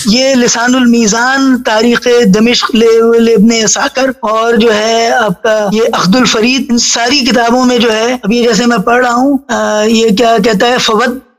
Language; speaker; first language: Urdu; native; Urdu